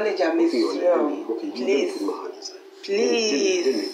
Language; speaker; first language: English; non-native, local second language; Akan